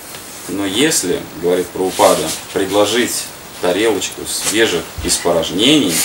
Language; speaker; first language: Russian; native; Russian